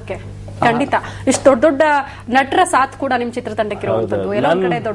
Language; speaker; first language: Kannada; native; Kannada